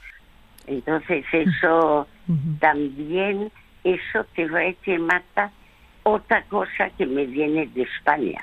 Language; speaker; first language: Spanish; early bilingual, other home language; French